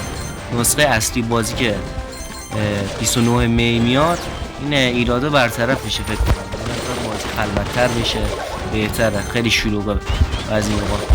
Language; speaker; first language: Persian; native; Persian